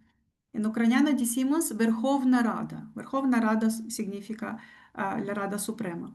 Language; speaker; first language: Spanish; non-native, fluent; Ukrainian